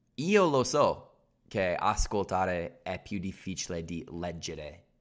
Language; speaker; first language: Italian; non-native, fluent; English